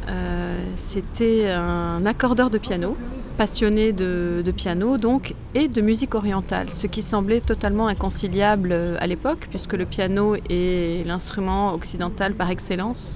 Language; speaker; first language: French; non-native, local second language; Arabic